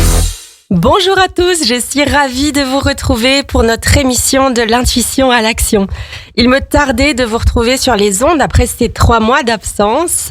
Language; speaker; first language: French; native; French